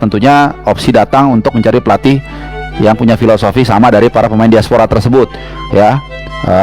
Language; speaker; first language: Indonesian; native; Indonesian